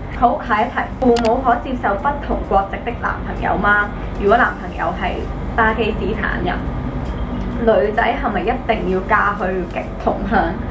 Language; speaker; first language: Cantonese; early bilingual, other home language; Hindi